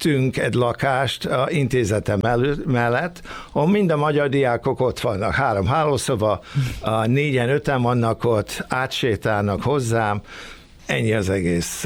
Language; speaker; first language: Hungarian; early bilingual, other home language; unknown